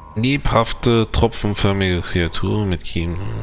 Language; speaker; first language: German; native; German